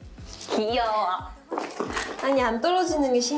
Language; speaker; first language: Korean; non-native, fluent; Chinese